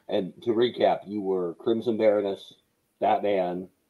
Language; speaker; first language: English; native; English